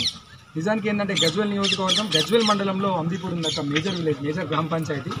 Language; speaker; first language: Telugu; native; Telugu